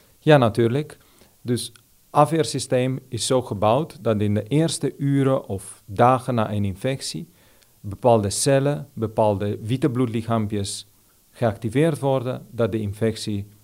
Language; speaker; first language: Dutch; non-native, fluent; Romanian